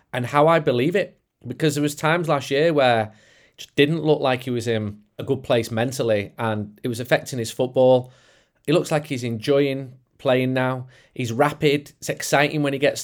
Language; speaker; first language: English; native; English